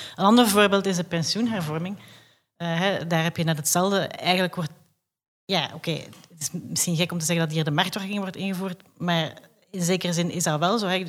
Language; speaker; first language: Dutch; native; Dutch